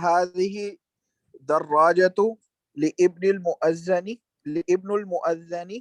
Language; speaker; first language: Arabic; non-native, learner; Urdu